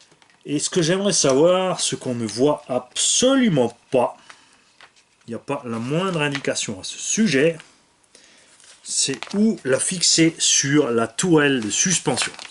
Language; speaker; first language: French; native; French